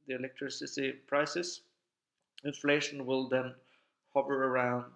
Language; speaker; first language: English; non-native, fluent; Norwegian